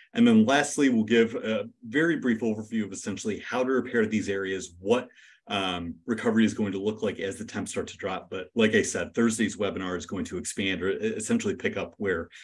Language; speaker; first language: English; native; English